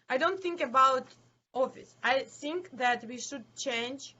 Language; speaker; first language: English; non-native, learner; Ukrainian